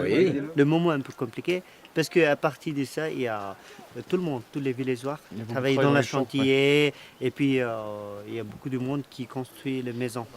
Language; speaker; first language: French; non-native, learner; Nepali